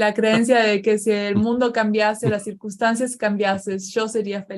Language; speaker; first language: Spanish; native; Spanish